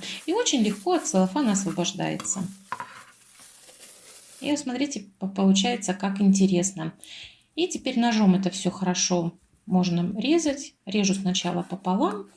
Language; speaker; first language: Russian; native; Russian